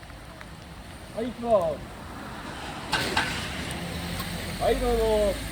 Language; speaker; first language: Japanese; native; Japanese